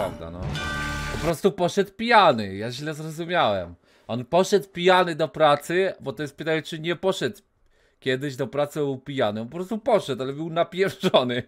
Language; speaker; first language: Polish; native; Polish